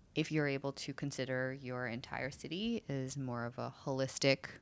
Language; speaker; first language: English; native; English